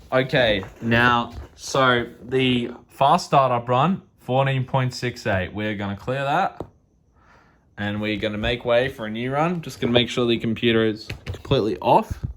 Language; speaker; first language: English; native; English